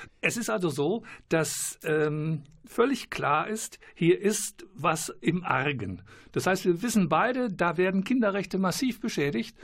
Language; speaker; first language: German; native; German